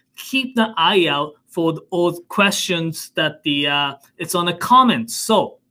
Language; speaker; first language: English; non-native, fluent; Japanese